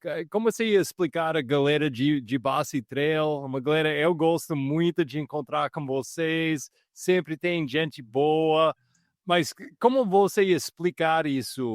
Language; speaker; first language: Portuguese; non-native, fluent; English